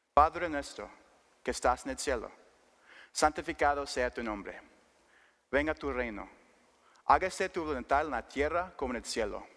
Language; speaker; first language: Spanish; early bilingual, other home language; English